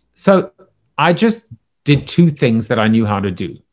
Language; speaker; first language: English; native; English